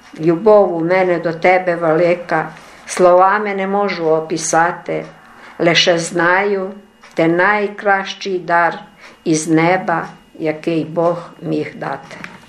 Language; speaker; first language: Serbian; non-native, local second language; Ukrainian